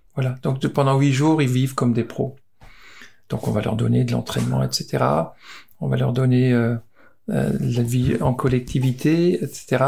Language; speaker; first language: French; native; French